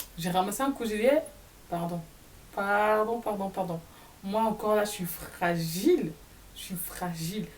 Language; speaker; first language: French; native; French